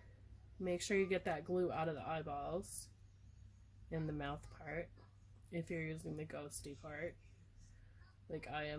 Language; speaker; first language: English; native; English